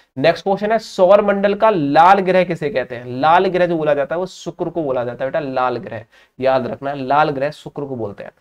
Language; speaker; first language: Hindi; native; Hindi